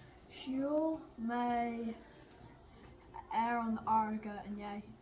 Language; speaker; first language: Irish; non-native, local second language; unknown